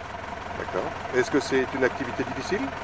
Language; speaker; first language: French; native; French